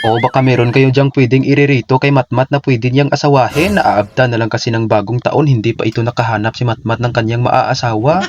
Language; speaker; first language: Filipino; non-native, local second language; Hiligaynon